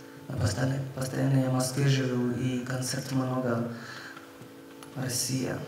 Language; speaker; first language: Russian; non-native, learner; Hindi